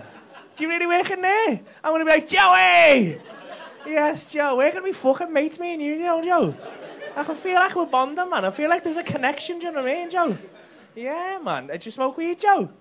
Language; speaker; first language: English; native; English